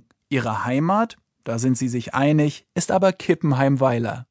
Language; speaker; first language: German; native; German